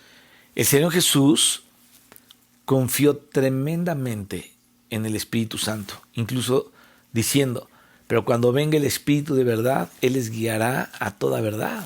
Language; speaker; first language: Spanish; native; Spanish